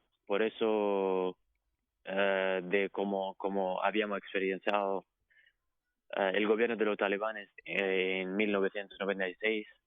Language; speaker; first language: Spanish; non-native, fluent; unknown